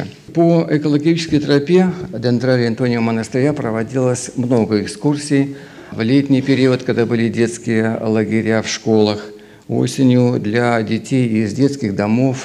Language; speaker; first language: Russian; native; Russian